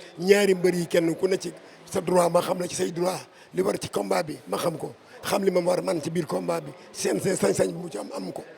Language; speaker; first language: Wolof; native; Wolof